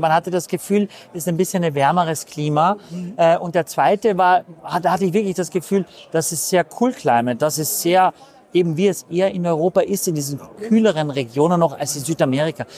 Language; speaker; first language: German; native; German